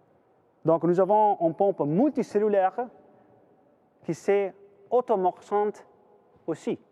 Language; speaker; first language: French; non-native, fluent; Italian